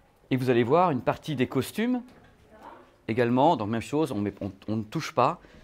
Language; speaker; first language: French; native; French